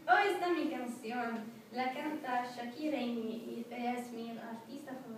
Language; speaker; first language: Spanish; non-native, learner; Swedish